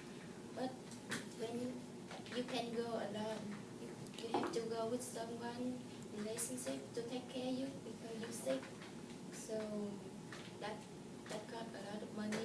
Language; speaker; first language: English; non-native, learner; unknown